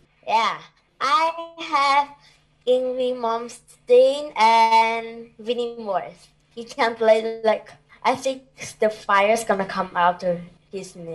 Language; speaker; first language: English; non-native, learner; Thai